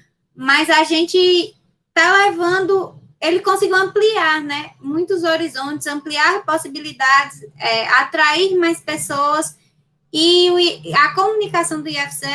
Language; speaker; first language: Portuguese; native; Portuguese